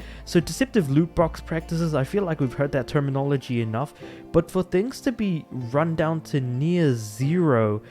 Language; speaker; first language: English; native; English